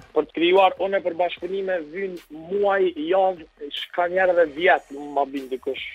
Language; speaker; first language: Albanian; native; Albanian